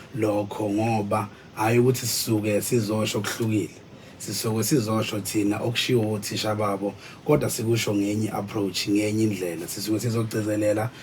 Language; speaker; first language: Zulu; native; Zulu